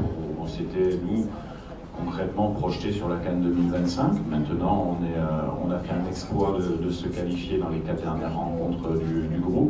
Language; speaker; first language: French; native; French